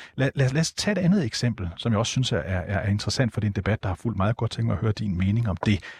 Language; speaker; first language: Danish; native; Danish